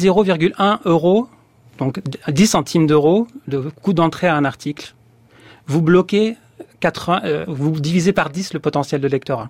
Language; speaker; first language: French; native; French